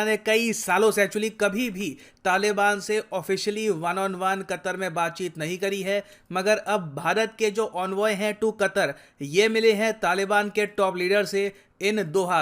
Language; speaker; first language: Hindi; native; Hindi